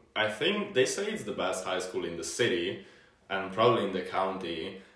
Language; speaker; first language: English; non-native, fluent; Hungarian